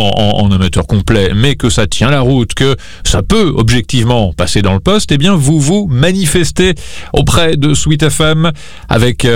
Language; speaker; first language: French; native; French